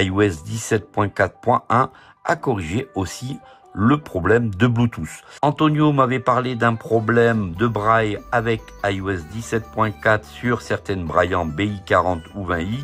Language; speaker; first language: French; native; French